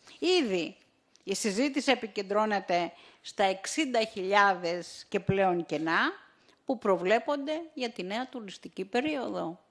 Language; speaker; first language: Greek; native; Greek